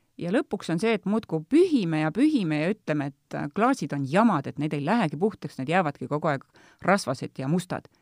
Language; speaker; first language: Estonian; native; Estonian